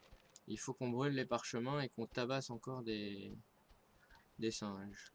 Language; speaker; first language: French; native; French